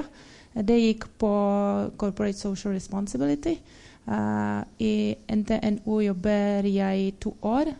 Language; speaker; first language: Norwegian; non-native, learner; Czech